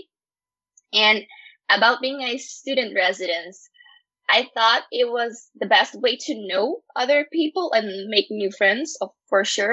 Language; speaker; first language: English; non-native, fluent; Portuguese